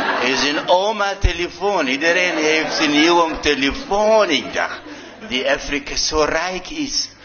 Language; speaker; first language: Dutch; non-native, fluent; Arabic